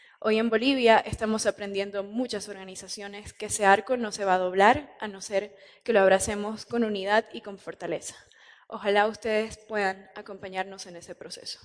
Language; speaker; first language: Spanish; native; Spanish